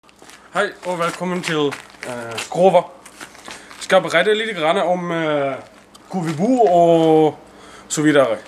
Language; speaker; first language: Norwegian; non-native, learner; Swedish